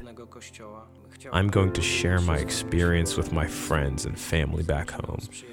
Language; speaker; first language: English; non-native, fluent; Polish